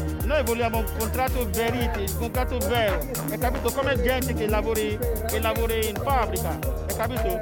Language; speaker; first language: Italian; non-native, learner; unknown